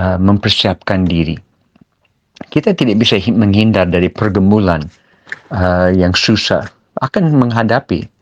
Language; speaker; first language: Malay; non-native, fluent; English